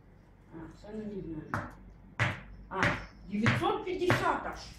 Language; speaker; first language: Russian; native; Russian